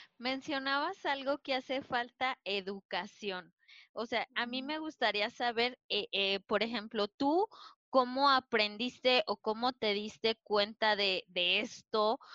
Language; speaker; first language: Spanish; native; Spanish